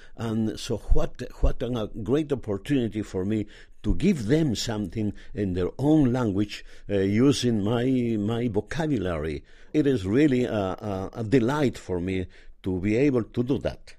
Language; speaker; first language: English; non-native, fluent; Spanish